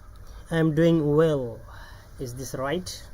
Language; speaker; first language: English; non-native, learner; Bangla